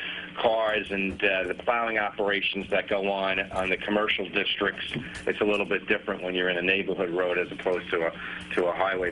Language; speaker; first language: English; native; English